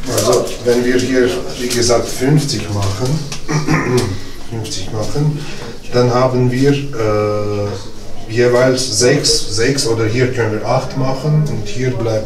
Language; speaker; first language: German; non-native, fluent; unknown